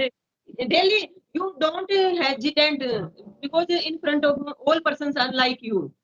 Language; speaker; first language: English; non-native, learner; Hindi